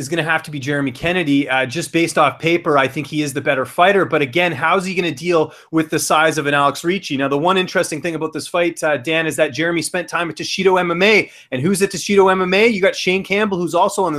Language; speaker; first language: English; native; English